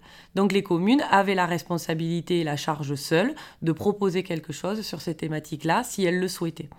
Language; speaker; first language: French; native; French